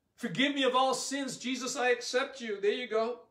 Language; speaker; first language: English; native; English